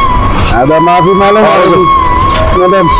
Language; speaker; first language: Arabic; non-native, learner; Bangla